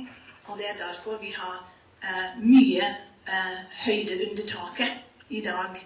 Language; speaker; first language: Norwegian; non-native, fluent; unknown